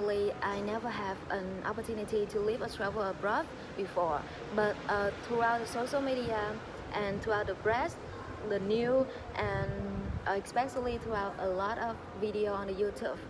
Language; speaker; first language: English; non-native, learner; Vietnamese